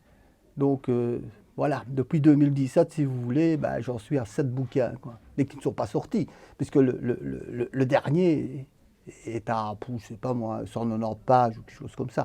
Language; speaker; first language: French; native; French